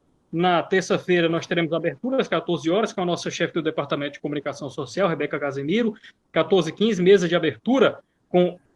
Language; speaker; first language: Portuguese; native; Portuguese